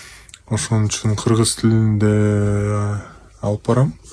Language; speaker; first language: Kyrgyz; non-native, local second language; Russian